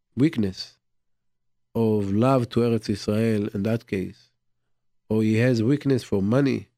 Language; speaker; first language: English; non-native, fluent; Hebrew